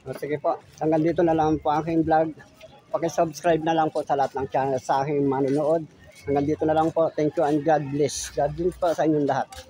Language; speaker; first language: Filipino; native; Filipino